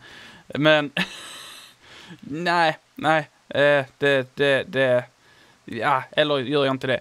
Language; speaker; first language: Swedish; native; Swedish